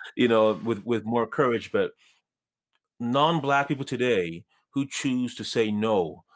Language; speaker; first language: English; early bilingual, other home language; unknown